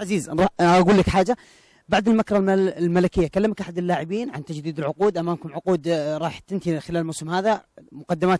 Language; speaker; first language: Arabic; native; Arabic